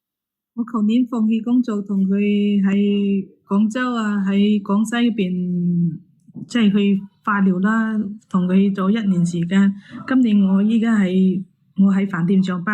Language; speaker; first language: Cantonese; native; Cantonese